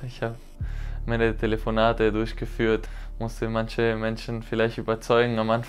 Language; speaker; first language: German; non-native, fluent; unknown